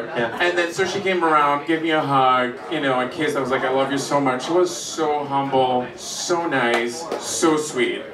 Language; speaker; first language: English; non-native, fluent; French